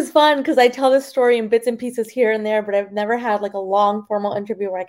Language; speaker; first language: English; early bilingual, other home language; Spanish